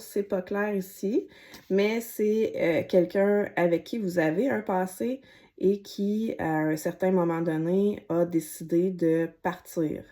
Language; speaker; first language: French; native; French